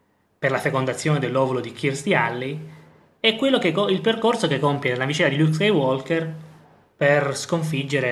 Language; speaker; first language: Italian; native; Italian